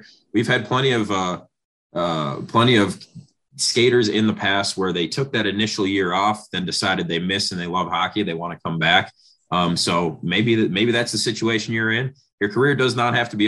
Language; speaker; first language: English; native; English